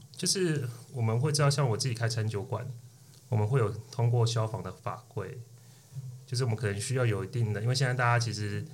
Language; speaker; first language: Chinese; native; Chinese